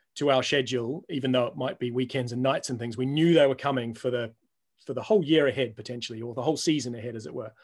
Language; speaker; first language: English; native; English